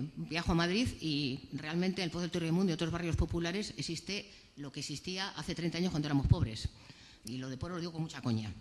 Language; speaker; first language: Spanish; native; Spanish